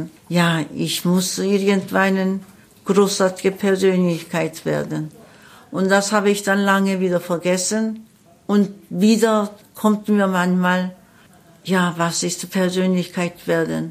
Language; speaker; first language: German; non-native, learner; Korean